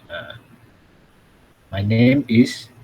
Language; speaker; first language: English; non-native, fluent; Indonesian